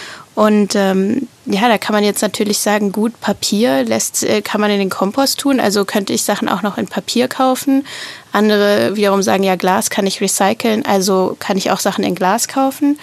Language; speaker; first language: German; native; German